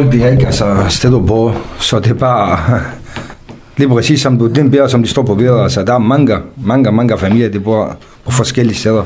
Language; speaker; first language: Danish; non-native, fluent; Kurdish